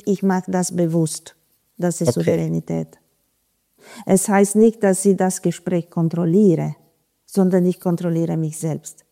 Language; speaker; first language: German; non-native, fluent; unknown